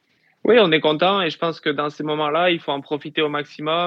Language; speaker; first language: French; native; French